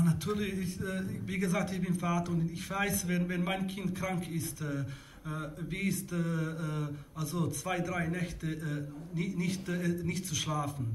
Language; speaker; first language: German; non-native, learner; Bosnian